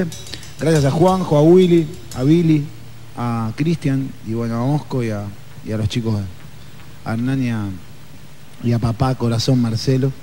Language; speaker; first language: Spanish; native; Spanish